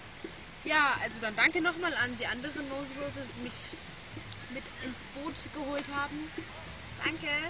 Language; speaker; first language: German; native; German